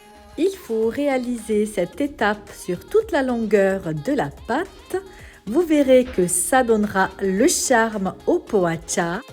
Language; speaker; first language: French; native; French